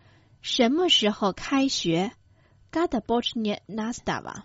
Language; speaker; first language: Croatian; non-native, fluent; Chinese